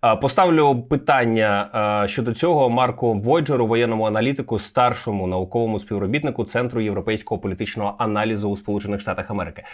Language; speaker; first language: Ukrainian; native; Ukrainian